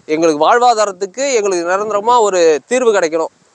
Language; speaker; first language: Tamil; native; Tamil